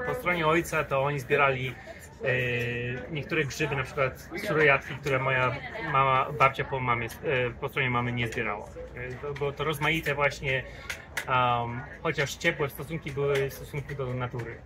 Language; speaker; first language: Polish; early bilingual, heritage; English